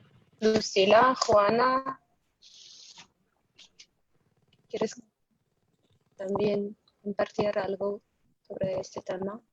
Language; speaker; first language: Spanish; non-native, fluent; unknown